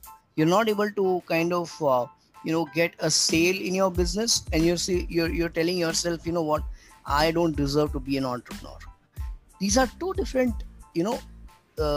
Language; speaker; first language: English; non-native, local second language; Hindi